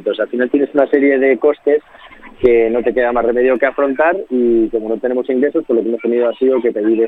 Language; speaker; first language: Spanish; native; Spanish